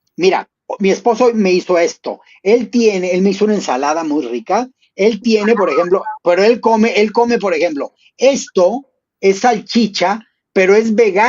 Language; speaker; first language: Spanish; native; Spanish